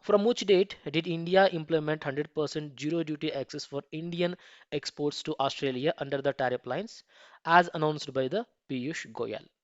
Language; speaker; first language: English; non-native, local second language; Kannada